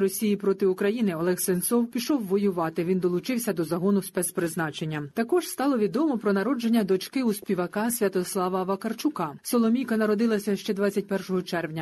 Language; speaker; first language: Ukrainian; native; Ukrainian